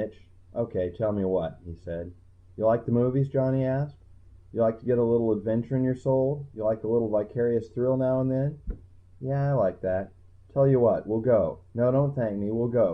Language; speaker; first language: English; native; English